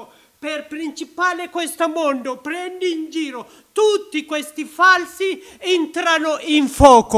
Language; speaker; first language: Italian; non-native, learner; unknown